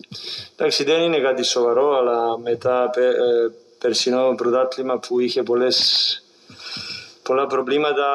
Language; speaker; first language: Greek; non-native, fluent; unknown